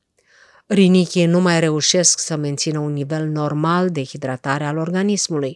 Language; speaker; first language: Romanian; native; Romanian